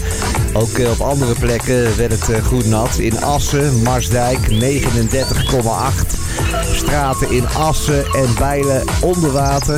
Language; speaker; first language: Dutch; native; Dutch